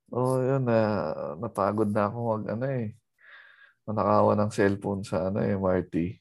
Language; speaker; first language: Filipino; native; Filipino